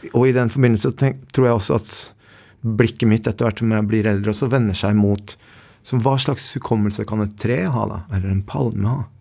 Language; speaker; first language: Norwegian; early bilingual, other home language; Spanish